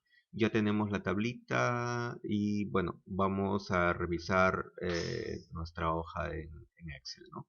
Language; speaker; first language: Spanish; native; Spanish